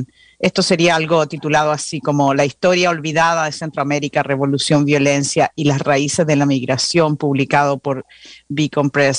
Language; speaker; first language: Spanish; native; Spanish